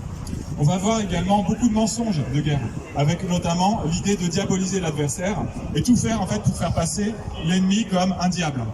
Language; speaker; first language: French; native; French